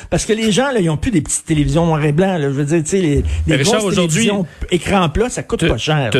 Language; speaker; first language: French; native; French